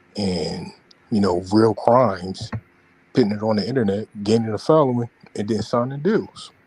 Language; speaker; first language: English; native; English